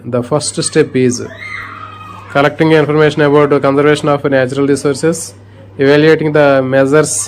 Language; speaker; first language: English; non-native, local second language; Telugu